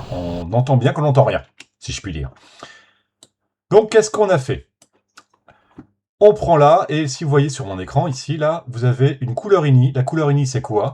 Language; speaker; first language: French; native; French